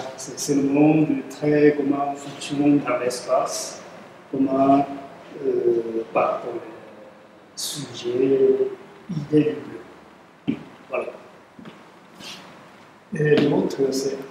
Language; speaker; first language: French; non-native, fluent; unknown